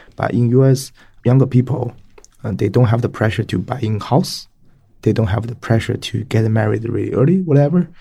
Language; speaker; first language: English; non-native, fluent; Chinese